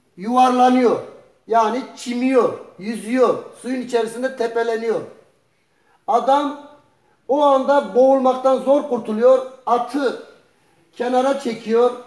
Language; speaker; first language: Turkish; early bilingual, heritage; Turkish